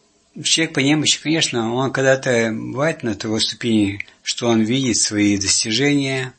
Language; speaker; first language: Russian; native; Russian